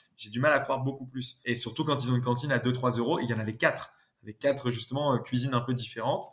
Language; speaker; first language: French; native; French